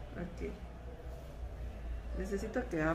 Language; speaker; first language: Spanish; native; Spanish